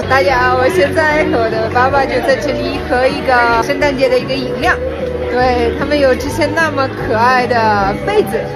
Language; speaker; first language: Chinese; non-native, fluent; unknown